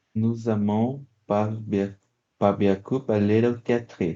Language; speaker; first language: French; non-native, learner; Portuguese